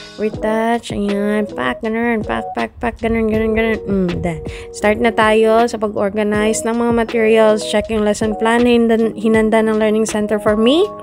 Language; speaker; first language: Filipino; non-native, local second language; Cebuano